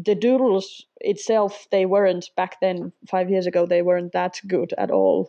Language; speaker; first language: English; non-native, fluent; Finnish